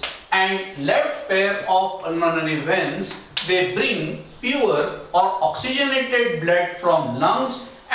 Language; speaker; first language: English; non-native, local second language; Marathi